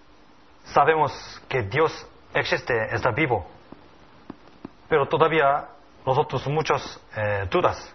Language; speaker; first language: Spanish; non-native, learner; Korean